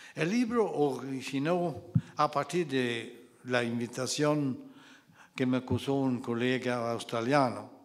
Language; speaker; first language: Spanish; non-native, fluent; Swedish